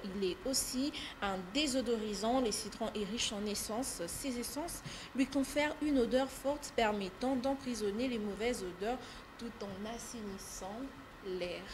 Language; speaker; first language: French; native; French